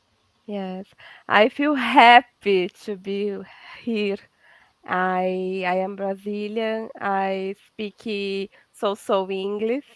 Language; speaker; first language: English; non-native, learner; Portuguese